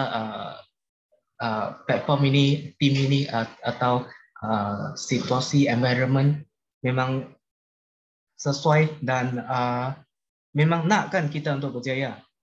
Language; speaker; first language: Malay; non-native, local second language; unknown